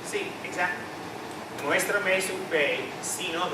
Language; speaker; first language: Spanish; non-native, fluent; English